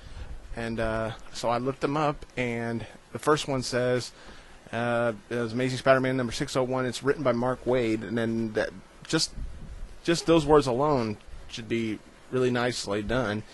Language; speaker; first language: English; native; English